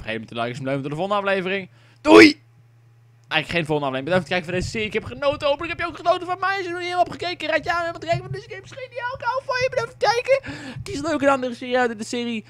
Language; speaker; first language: Dutch; native; Dutch